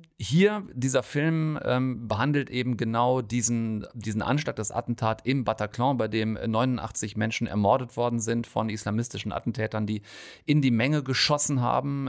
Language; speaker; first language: German; native; German